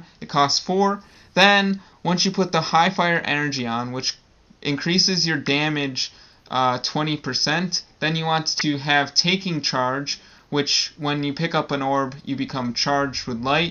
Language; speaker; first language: English; native; English